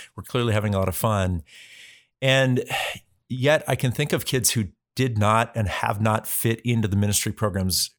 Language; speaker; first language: English; native; English